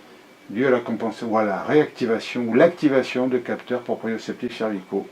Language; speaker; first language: French; native; French